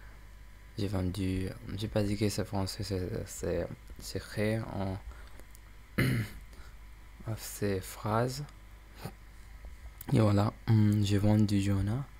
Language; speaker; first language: French; non-native, learner; English